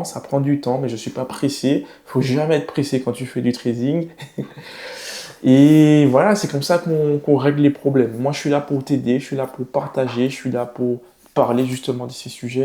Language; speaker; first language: French; native; French